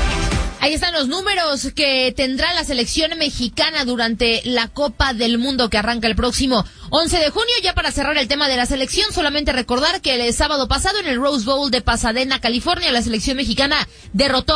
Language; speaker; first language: Spanish; native; Spanish